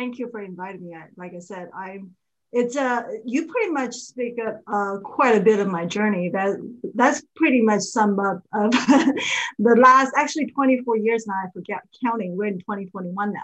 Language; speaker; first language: English; non-native, fluent; Chinese